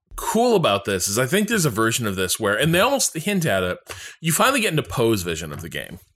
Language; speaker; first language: English; native; English